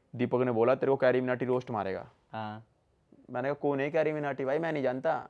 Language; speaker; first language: Hindi; native; Hindi